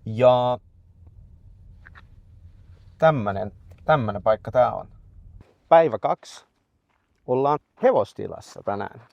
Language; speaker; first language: Finnish; non-native, fluent; Swedish